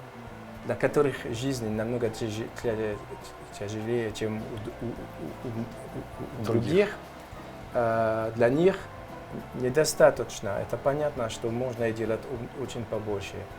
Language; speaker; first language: Russian; non-native, learner; French